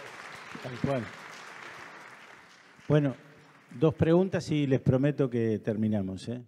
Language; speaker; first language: Spanish; native; Spanish